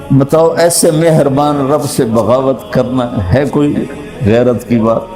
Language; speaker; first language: Urdu; non-native, local second language; Punjabi